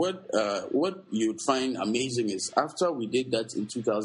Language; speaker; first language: English; non-native, local second language; Akan